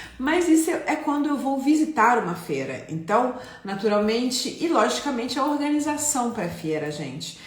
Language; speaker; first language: Portuguese; non-native, fluent; Italian